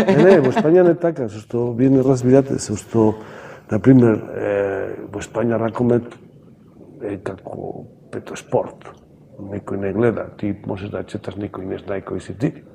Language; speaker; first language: Macedonian; non-native, learner; Spanish